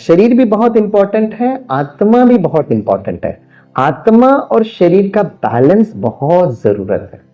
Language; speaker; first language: Hindi; non-native, local second language; Malayalam